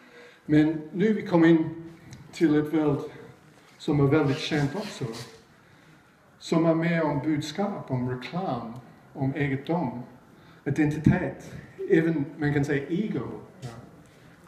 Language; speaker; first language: Swedish; non-native, fluent; English